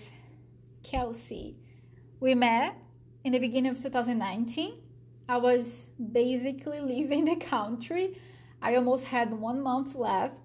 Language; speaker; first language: English; non-native, fluent; Portuguese